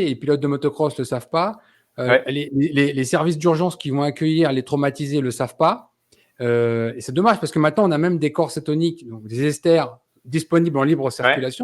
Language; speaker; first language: French; native; French